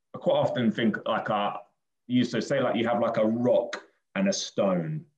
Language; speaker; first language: English; native; English